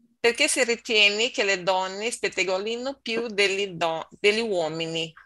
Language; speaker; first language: Italian; non-native, learner; Portuguese